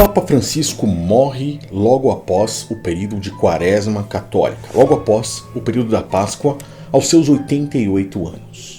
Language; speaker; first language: Portuguese; native; Portuguese